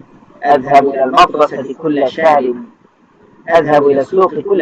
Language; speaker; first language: Arabic; non-native, fluent; Bangla